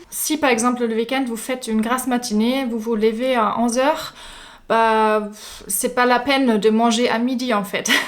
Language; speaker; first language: French; non-native, fluent; German